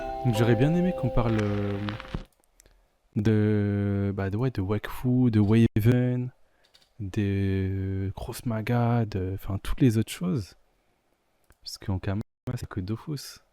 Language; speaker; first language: French; native; French